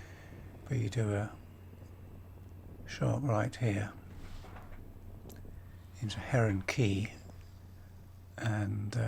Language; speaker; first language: English; native; English